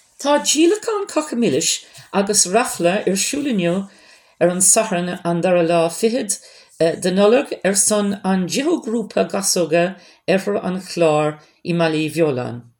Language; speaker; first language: Irish; non-native, local second language; English